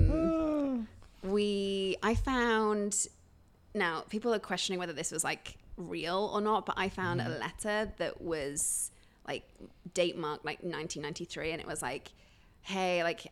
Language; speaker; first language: English; native; English